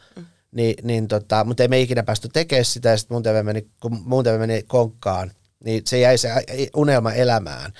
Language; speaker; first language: Finnish; early bilingual, other home language; Persian